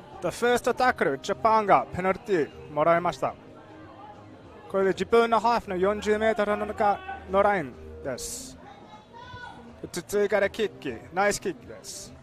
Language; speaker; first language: Japanese; non-native, learner; English